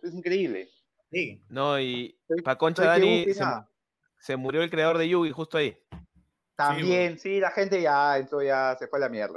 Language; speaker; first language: Spanish; native; Spanish